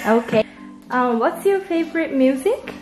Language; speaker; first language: English; non-native, learner; Japanese